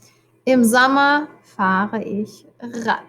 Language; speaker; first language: German; non-native, fluent; English